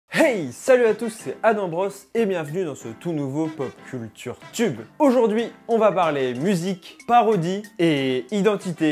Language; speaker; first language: French; native; French